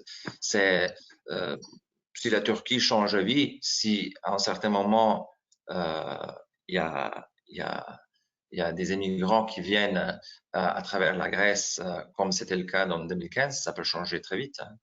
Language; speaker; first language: French; non-native, fluent; Slovenian